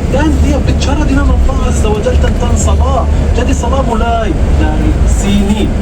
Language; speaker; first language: Indonesian; non-native, learner; Arabic